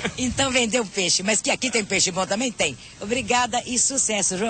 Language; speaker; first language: Portuguese; native; Portuguese